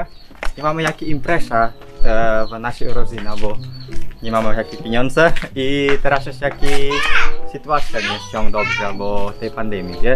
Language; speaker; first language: Polish; non-native, learner; Indonesian